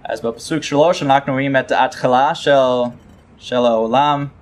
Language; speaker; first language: Hebrew; non-native, fluent; English